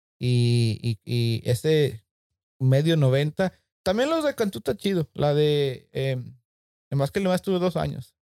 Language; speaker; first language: Spanish; early bilingual, heritage; Spanish